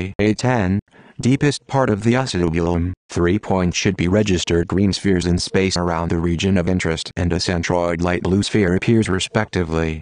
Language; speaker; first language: English; non-native, fluent; Greek